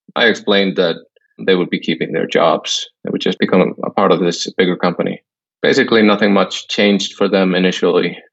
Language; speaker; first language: English; non-native, fluent; Icelandic